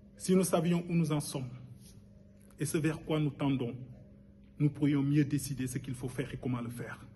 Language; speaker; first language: French; non-native, local second language; Wolof